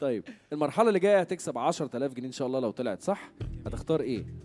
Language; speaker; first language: Arabic; native; Arabic